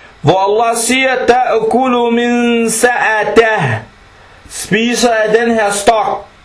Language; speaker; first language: Danish; non-native, fluent; Arabic